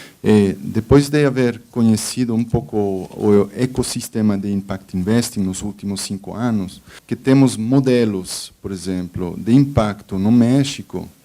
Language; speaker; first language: Portuguese; non-native, fluent; Spanish